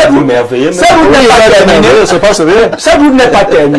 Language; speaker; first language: French; native; French